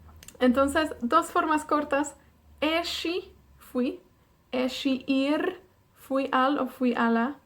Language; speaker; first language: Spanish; non-native, fluent; Welsh